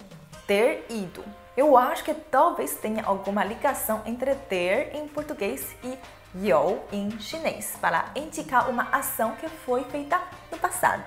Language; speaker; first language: Portuguese; non-native, fluent; Chinese